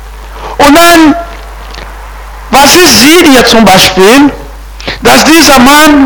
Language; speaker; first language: German; non-native, fluent; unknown